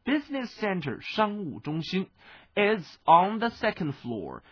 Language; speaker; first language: English; non-native, fluent; Chinese